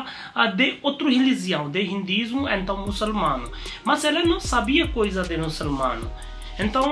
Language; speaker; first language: Portuguese; non-native, learner; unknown